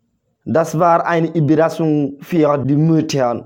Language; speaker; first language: German; non-native, learner; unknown